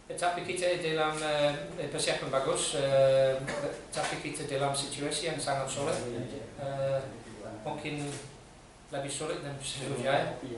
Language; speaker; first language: Indonesian; non-native, fluent; English